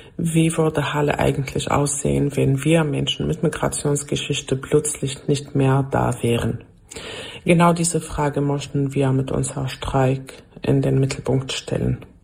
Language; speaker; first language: German; non-native, fluent; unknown